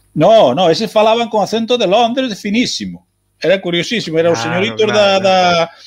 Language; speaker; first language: Galician; native; Galician